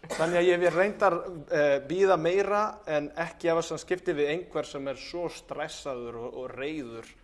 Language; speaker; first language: Icelandic; non-native, fluent; Italian